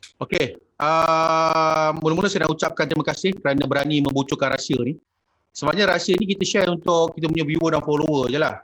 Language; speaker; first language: Malay; native; Malay